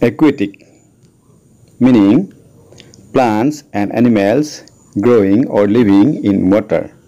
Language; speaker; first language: English; non-native, local second language; Assamese